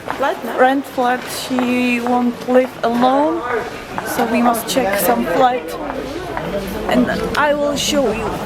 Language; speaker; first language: English; non-native, learner; Czech